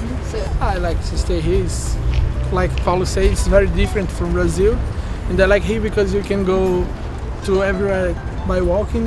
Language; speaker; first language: English; non-native, learner; Portuguese